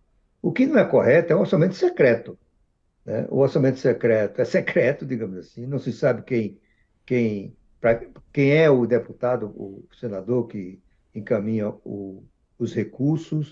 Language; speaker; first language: Portuguese; native; Portuguese